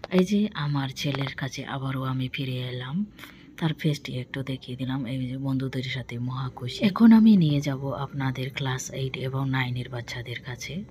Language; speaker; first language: Bangla; non-native, local second language; Bodo